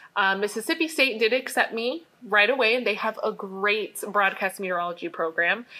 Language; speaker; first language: English; native; English